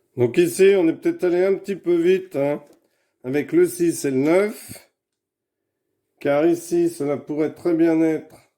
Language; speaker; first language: French; native; French